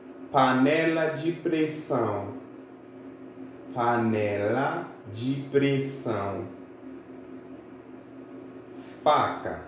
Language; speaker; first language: Portuguese; non-native, fluent; Haitian Creole